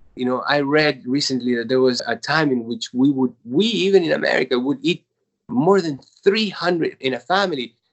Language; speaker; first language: English; non-native, fluent; Spanish